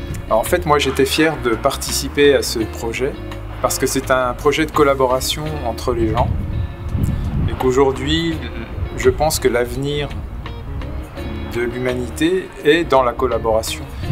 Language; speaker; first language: French; native; French